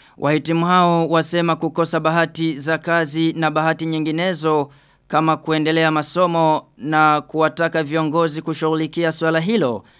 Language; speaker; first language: Swahili; non-native, local second language; Rundi